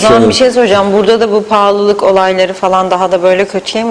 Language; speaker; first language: Turkish; native; Turkish